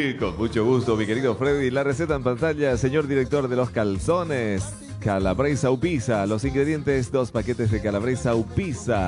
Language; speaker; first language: Spanish; native; Spanish